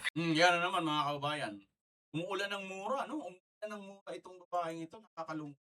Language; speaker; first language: Filipino; non-native, local second language; Waray